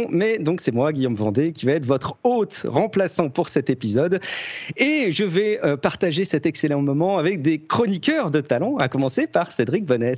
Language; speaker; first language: French; native; French